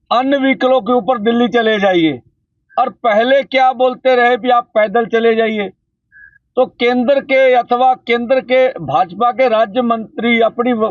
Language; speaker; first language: Hindi; non-native, local second language; Punjabi